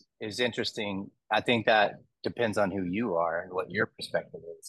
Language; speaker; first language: English; native; English